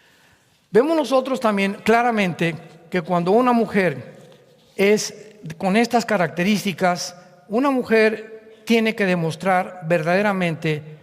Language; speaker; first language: Spanish; native; Spanish